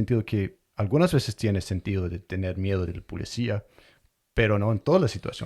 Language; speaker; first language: Spanish; non-native, fluent; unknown